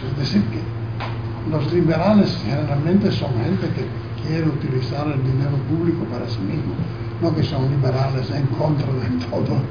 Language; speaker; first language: Spanish; non-native, fluent; Italian